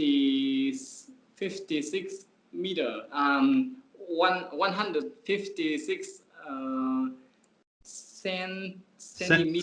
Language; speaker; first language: English; non-native, learner; Vietnamese